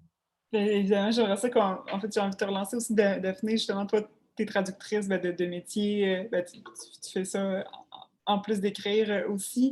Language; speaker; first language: French; native; French